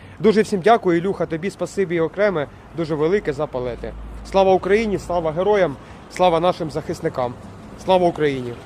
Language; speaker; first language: Ukrainian; non-native, local second language; Russian